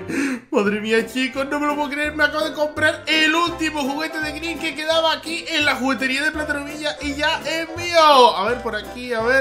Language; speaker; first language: Spanish; native; Spanish